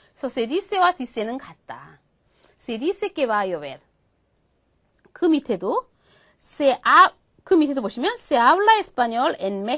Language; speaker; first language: Spanish; non-native, fluent; Korean